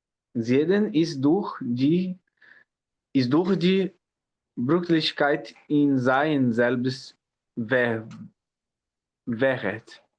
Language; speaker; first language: German; non-native, learner; Portuguese